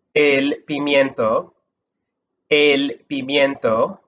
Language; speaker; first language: Spanish; early bilingual, heritage; Spanish